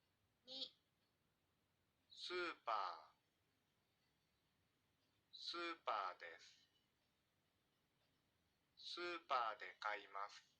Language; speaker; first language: Japanese; non-native, learner; Indonesian